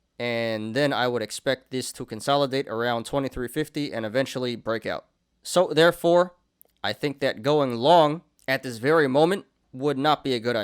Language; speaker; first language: English; native; English